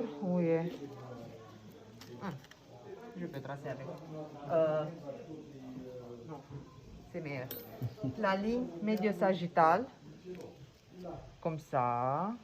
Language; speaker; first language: French; non-native, fluent; Romanian